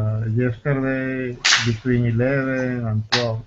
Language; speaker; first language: English; non-native, learner; Spanish